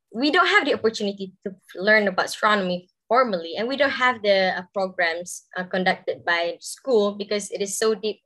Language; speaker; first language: English; non-native, local second language; Malay